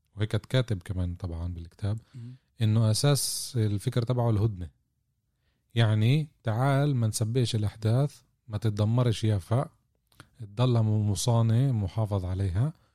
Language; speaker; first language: Arabic; native; Arabic